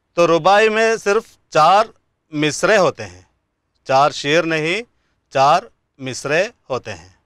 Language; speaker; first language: Urdu; non-native, local second language; Malayalam